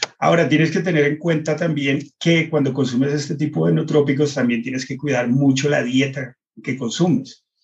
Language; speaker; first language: Spanish; early bilingual, heritage; Spanish